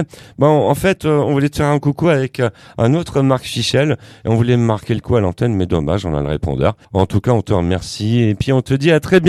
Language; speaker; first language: French; native; French